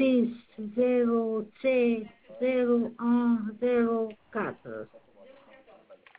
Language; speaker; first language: French; non-native, learner; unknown